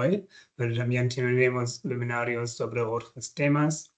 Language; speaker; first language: Spanish; non-native, fluent; German